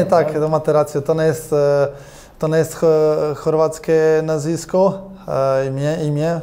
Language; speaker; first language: Polish; non-native, learner; Croatian